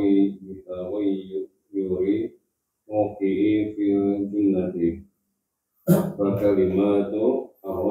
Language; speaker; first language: Arabic; non-native, learner; Indonesian